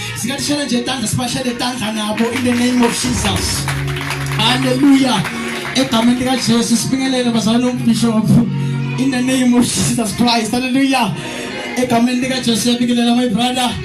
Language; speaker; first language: Zulu; non-native, local second language; Swati